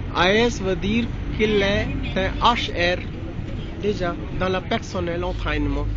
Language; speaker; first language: French; non-native, learner; Hindi